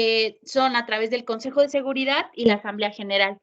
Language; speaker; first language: Spanish; native; Spanish